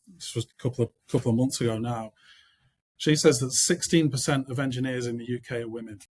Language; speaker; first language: English; native; English